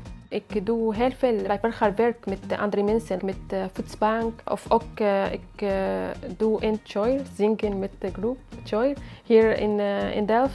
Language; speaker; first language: Dutch; non-native, learner; Arabic